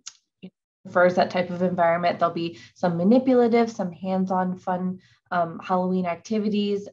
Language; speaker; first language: English; native; English